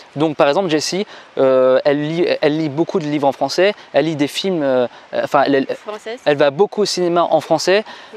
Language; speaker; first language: French; native; French